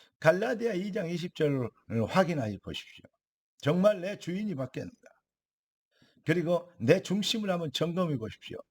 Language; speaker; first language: Korean; native; Korean